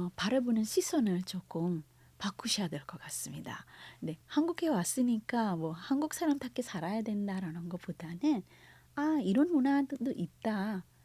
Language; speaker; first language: Korean; non-native, fluent; Sinhala